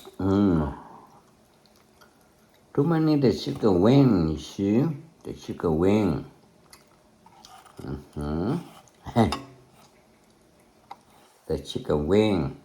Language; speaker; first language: English; non-native, learner; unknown